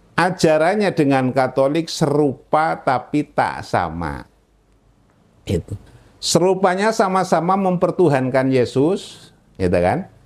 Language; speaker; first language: Indonesian; non-native, local second language; Javanese